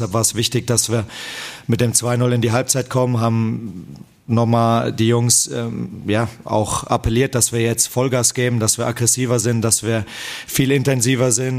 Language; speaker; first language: German; native; German